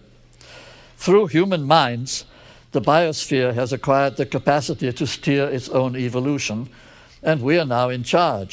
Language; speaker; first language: English; native; English